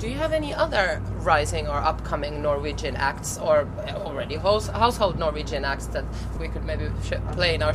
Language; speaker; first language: English; non-native, fluent; Finnish